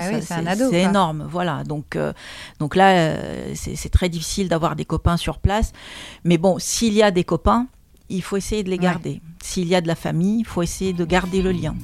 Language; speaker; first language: French; non-native, local second language; Arabic